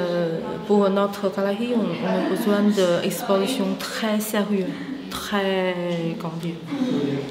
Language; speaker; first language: French; non-native, learner; Chinese